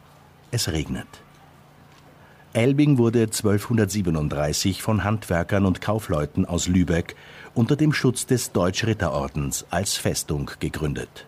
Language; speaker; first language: German; native; German